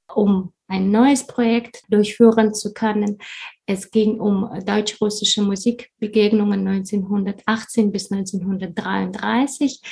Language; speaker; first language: German; non-native, fluent; Russian